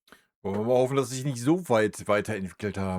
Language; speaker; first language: German; native; German